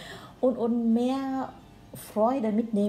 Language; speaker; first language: German; non-native, learner; Vietnamese